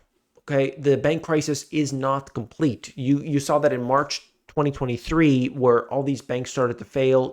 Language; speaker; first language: English; native; English